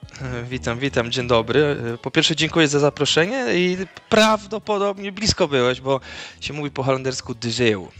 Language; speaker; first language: Polish; early bilingual, other home language; Dutch